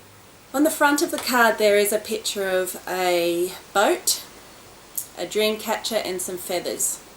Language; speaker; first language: English; native; English